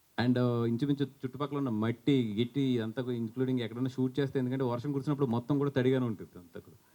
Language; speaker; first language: Telugu; native; Telugu